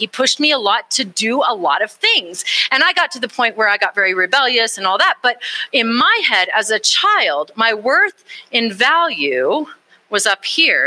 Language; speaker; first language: English; native; English